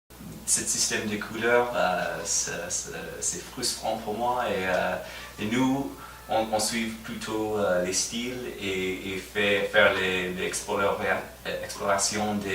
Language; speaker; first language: French; non-native, fluent; English